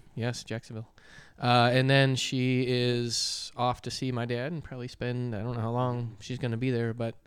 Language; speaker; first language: English; native; English